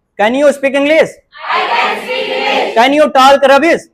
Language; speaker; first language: English; non-native, learner; Hindi